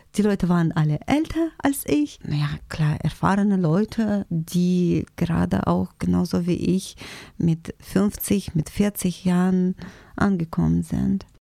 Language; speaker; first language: German; non-native, fluent; Russian